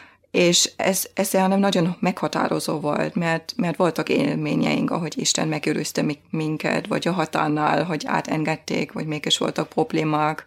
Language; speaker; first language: Hungarian; non-native, fluent; German